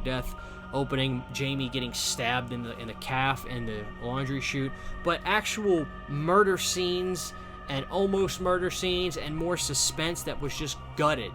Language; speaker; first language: English; native; English